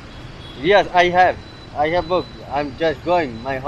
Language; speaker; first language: English; non-native, learner; Hindi